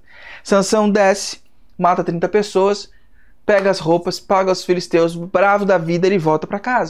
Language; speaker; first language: Portuguese; native; Portuguese